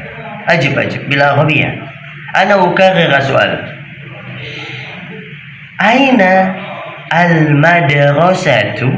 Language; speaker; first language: Arabic; non-native, fluent; Indonesian